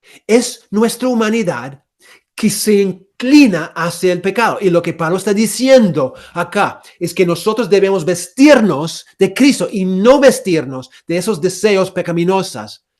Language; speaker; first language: Spanish; non-native, fluent; English